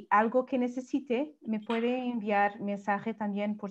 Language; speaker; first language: Spanish; non-native, fluent; Portuguese